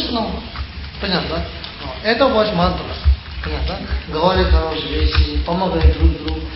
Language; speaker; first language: Russian; non-native, learner; Tibetan